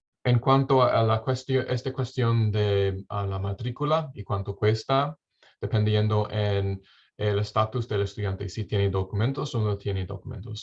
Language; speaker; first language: Spanish; non-native, fluent; English